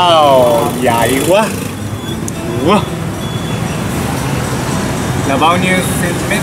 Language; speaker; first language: Vietnamese; non-native, learner; Japanese